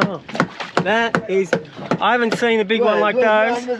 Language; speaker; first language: English; native; English